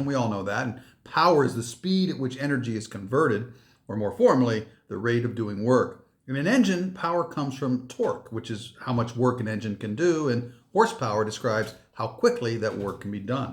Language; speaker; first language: English; native; English